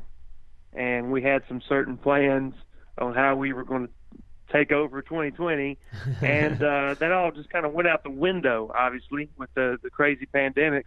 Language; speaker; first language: English; native; English